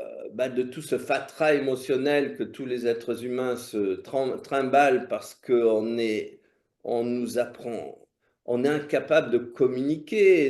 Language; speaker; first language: French; native; French